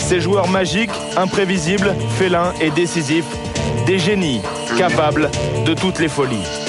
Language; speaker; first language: French; native; French